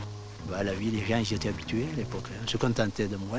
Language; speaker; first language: French; native; French